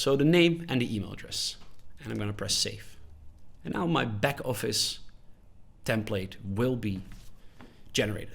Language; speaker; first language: English; non-native, fluent; Dutch